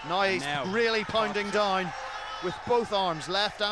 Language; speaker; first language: English; native; English